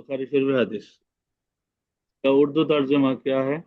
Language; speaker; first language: Hindi; non-native, fluent; Bangla